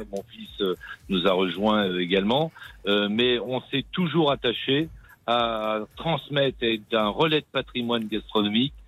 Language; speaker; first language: French; native; French